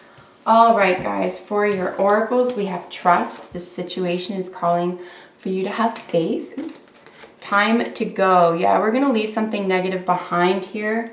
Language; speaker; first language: English; native; English